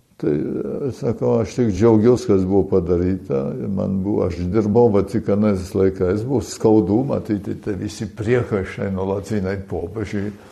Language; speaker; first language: Lithuanian; early bilingual, heritage; Lithuanian